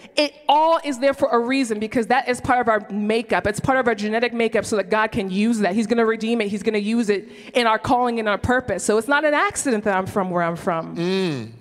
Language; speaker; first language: English; early bilingual, other home language; Yoruba